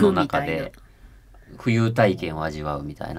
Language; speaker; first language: Japanese; native; Japanese